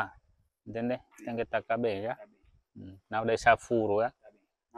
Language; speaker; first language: Portuguese; non-native, learner; Vietnamese